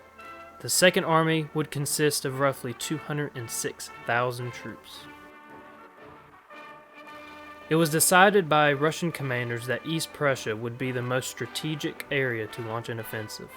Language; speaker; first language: English; native; English